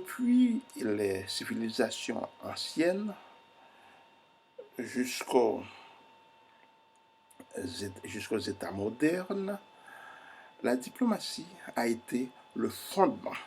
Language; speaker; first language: French; non-native, fluent; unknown